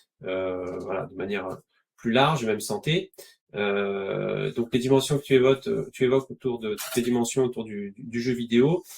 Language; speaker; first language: French; native; French